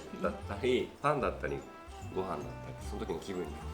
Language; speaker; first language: Japanese; native; Japanese